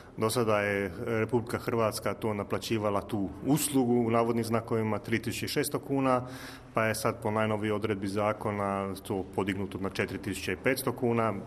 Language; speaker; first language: Croatian; native; Croatian